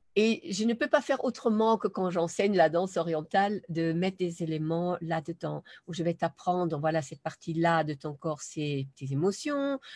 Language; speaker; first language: French; non-native, fluent; German